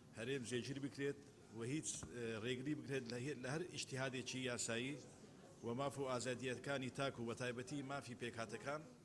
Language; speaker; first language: Central Kurdish; non-native, local second language; Turkmen